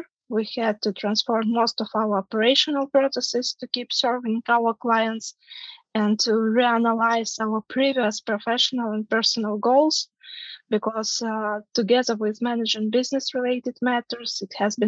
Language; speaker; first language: English; non-native, fluent; Ukrainian